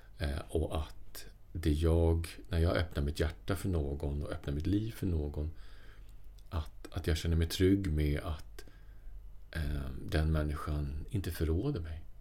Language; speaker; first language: Swedish; native; Swedish